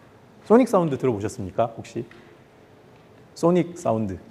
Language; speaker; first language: Korean; native; Korean